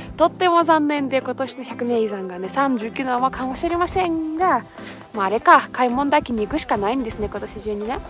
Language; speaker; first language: Japanese; non-native, fluent; Russian